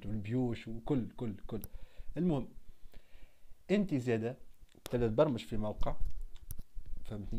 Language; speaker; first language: Arabic; native; Arabic